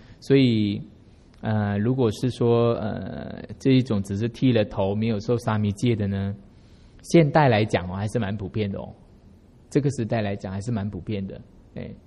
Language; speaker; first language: Chinese; native; Chinese